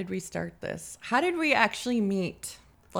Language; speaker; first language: English; native; English